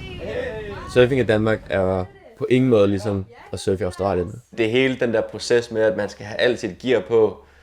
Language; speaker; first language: Danish; native; Danish